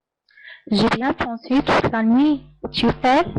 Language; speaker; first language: French; non-native, learner; Arabic